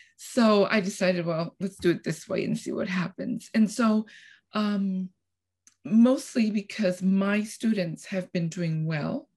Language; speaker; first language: English; non-native, fluent; Spanish